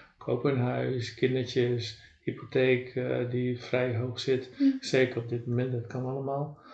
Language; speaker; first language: Dutch; native; Dutch